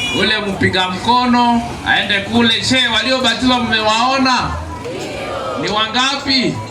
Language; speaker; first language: Swahili; non-native, local second language; Nande